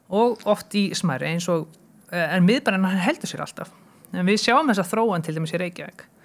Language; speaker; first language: Icelandic; early bilingual, heritage; Icelandic